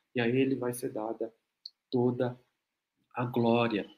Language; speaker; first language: Portuguese; non-native, fluent; Korean